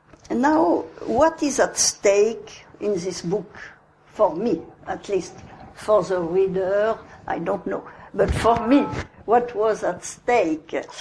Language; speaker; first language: English; non-native, fluent; French